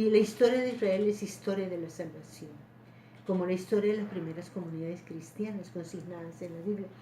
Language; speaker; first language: Spanish; native; Spanish